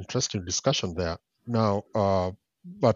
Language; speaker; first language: English; non-native, local second language; Luo (Kenya and Tanzania)